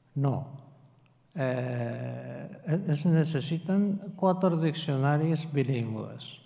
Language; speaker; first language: Catalan; non-native, fluent; Japanese